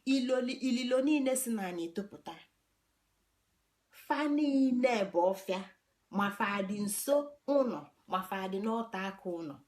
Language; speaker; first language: Igbo; native; Igbo